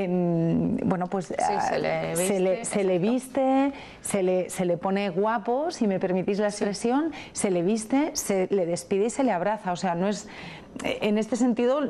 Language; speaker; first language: Spanish; native; Spanish